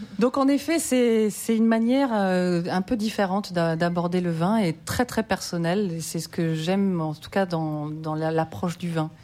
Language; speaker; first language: French; native; French